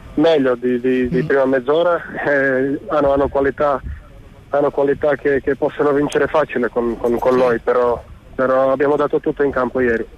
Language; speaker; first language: Italian; non-native, fluent; Croatian